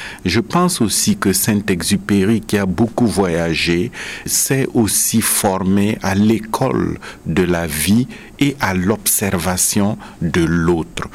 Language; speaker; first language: French; non-native, local second language; Mossi